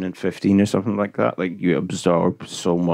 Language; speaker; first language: English; native; English